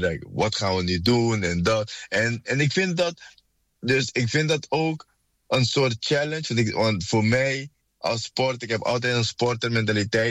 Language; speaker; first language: Dutch; non-native, fluent; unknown